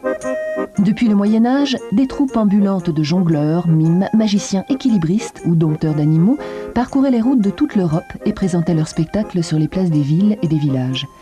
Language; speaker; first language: French; native; French